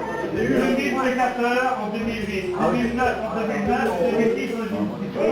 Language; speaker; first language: French; native; French